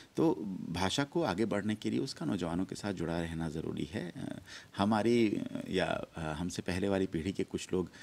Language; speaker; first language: Hindi; early bilingual, heritage; Hindi